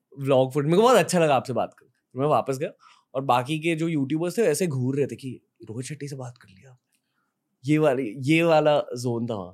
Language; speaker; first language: Hindi; native; Hindi